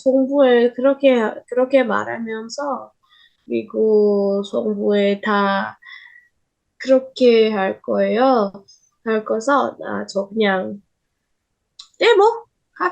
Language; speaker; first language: Korean; non-native, learner; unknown